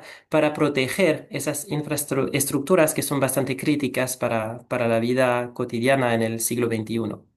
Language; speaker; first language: Spanish; non-native, fluent; French